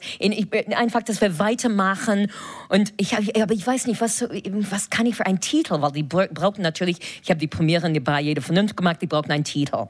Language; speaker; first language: German; non-native, fluent; English